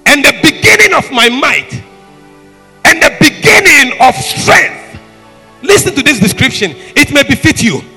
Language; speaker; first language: English; non-native, local second language; Ewe